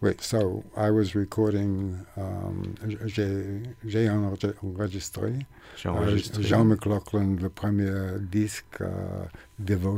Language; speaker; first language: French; non-native, learner; English